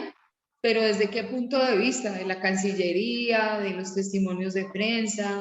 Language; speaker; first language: Spanish; native; Spanish